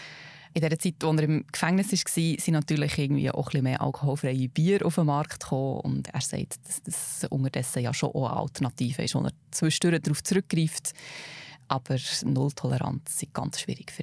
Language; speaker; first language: German; native; German